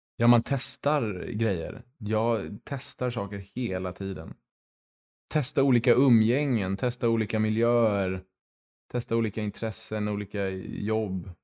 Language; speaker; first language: Swedish; early bilingual, heritage; Swedish